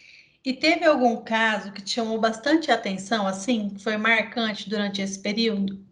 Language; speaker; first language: Portuguese; native; Portuguese